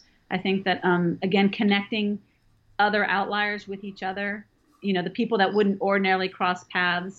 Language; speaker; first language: English; native; English